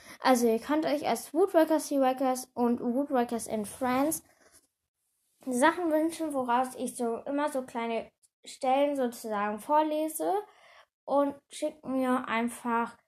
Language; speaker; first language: German; native; German